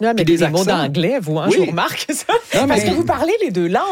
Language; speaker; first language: French; native; French